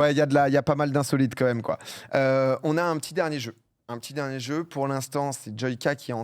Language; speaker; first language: French; native; French